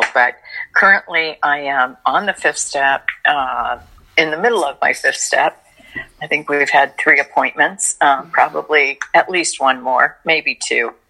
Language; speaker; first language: English; native; English